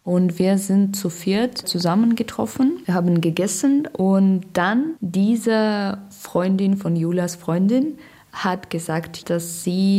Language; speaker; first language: German; non-native, learner; Russian